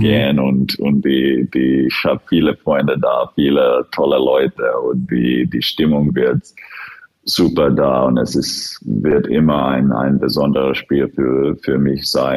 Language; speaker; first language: German; non-native, fluent; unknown